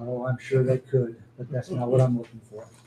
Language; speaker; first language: English; native; English